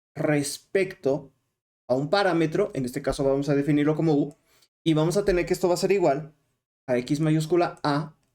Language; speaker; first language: Spanish; native; Spanish